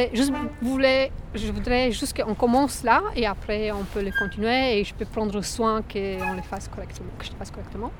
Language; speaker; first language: French; non-native, fluent; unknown